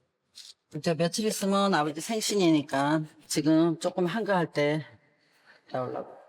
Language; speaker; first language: Korean; native; Korean